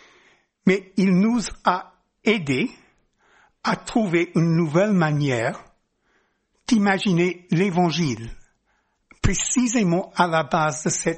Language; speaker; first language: French; non-native, fluent; English